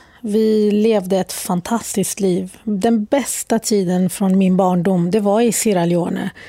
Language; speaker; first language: Swedish; early bilingual, other home language; Arabic